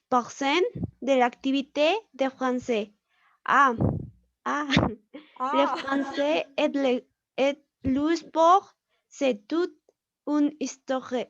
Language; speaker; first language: French; non-native, learner; Spanish